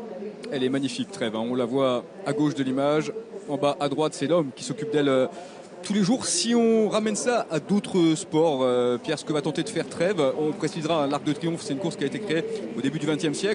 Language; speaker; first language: French; native; French